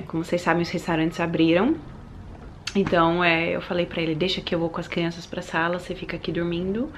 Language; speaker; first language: Portuguese; early bilingual, heritage; Portuguese